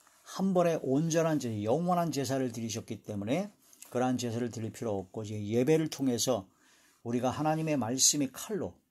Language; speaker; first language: Korean; native; Korean